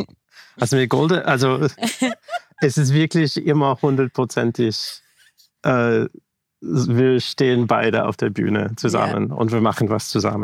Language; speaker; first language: German; non-native, fluent; English